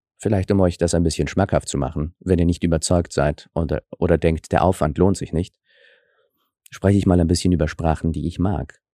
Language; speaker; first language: German; early bilingual, other home language; Russian